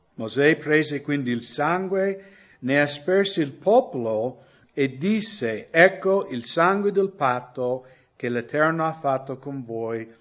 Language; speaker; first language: Italian; non-native, fluent; English